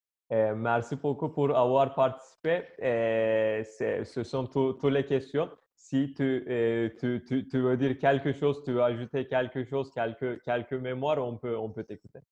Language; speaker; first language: French; non-native, learner; Turkish